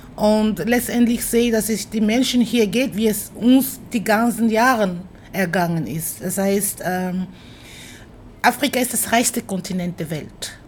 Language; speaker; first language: German; non-native, fluent; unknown